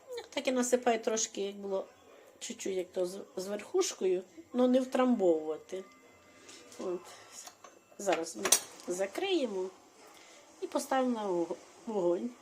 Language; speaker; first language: Ukrainian; native; Ukrainian